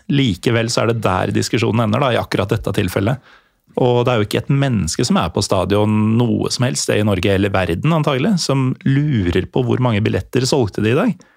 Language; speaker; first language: Norwegian; native; Norwegian